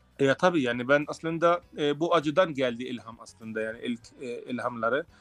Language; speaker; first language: Turkish; non-native, fluent; Arabic